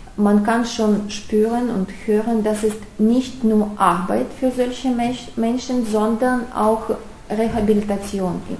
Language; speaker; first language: German; non-native, fluent; Russian